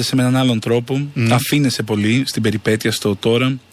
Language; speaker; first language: Greek; native; Greek